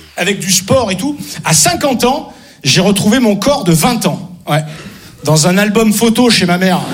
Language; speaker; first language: French; native; French